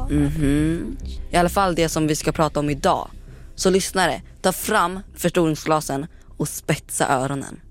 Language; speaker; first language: Swedish; native; Swedish